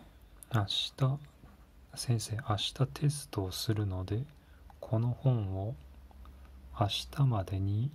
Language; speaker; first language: Japanese; non-native, learner; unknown